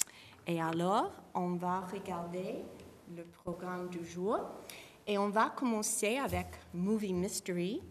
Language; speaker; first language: French; non-native, fluent; English